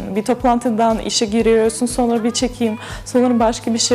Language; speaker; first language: Turkish; non-native, learner; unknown